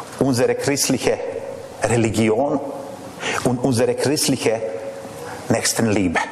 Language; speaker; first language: German; non-native, fluent; Serbian